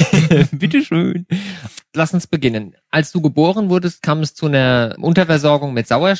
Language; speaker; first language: German; native; German